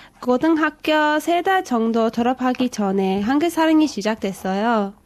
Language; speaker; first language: Korean; non-native, fluent; English